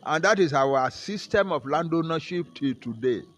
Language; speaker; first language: English; non-native, local second language; Yoruba